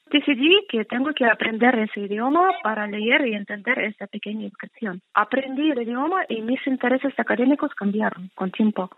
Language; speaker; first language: Spanish; non-native, fluent; Russian